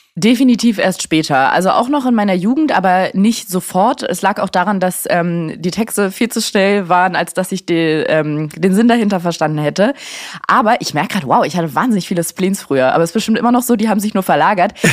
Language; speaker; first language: German; native; German